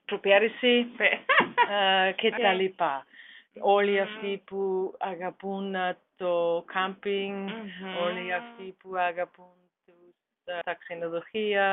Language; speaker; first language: Greek; non-native, learner; German